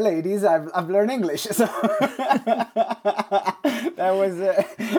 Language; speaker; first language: English; non-native, fluent; Italian